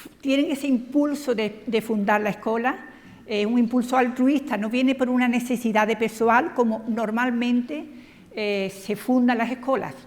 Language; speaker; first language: Portuguese; non-native, fluent; Spanish